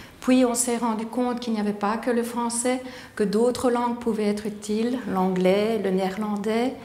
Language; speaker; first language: French; native; French